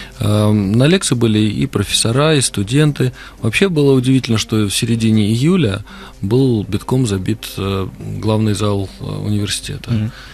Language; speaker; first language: Russian; native; Russian